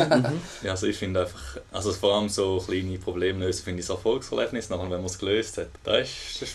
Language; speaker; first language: German; native; German